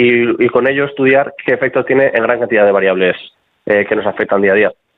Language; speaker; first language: Spanish; native; Spanish